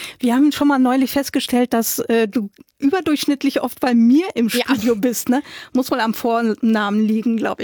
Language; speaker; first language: German; native; German